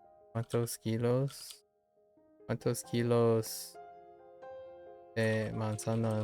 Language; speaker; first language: Spanish; non-native, learner; English